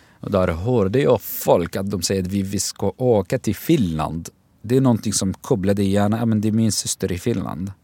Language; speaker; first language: Swedish; non-native, fluent; Arabic